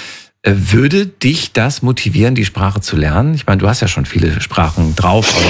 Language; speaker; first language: German; native; German